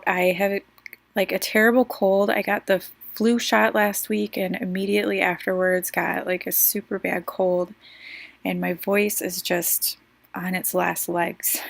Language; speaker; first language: English; native; English